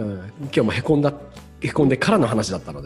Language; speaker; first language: Japanese; native; Japanese